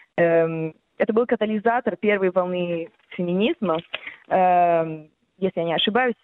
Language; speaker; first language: Russian; early bilingual, heritage; Russian